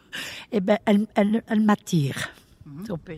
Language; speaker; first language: French; early bilingual, other home language; Italian